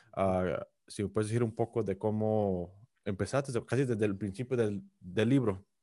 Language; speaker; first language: Spanish; early bilingual, heritage; Spanish